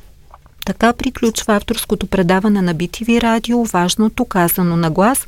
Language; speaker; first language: Bulgarian; native; Bulgarian